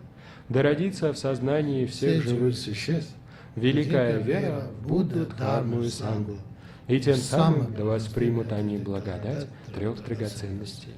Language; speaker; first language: Russian; native; Russian